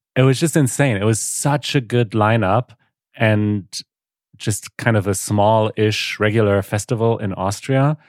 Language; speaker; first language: English; non-native, fluent; German